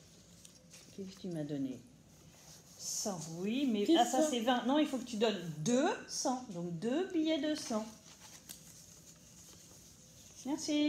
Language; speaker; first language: French; native; French